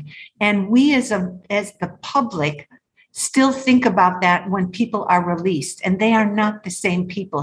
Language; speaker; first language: English; native; English